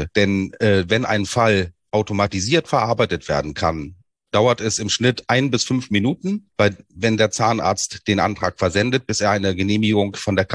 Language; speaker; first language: German; native; German